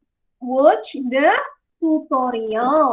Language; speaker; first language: English; non-native, fluent; Indonesian